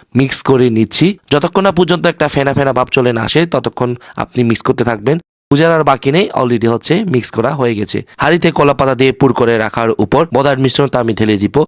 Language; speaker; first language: Bangla; non-native, local second language; Chakma